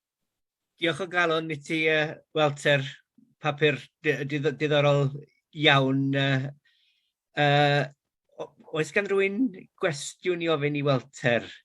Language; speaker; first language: Welsh; native; Welsh